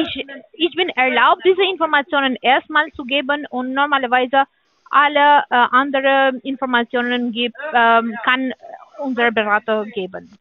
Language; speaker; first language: German; non-native, learner; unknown